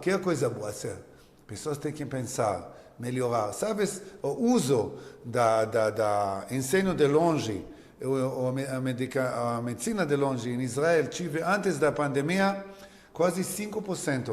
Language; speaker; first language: Portuguese; non-native, learner; Hebrew